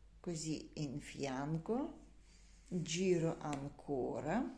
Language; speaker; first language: Italian; non-native, learner; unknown